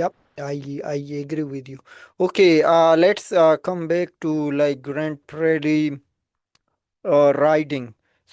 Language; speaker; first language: English; non-native, fluent; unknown